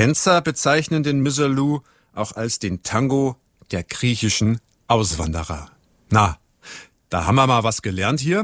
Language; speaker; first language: German; native; German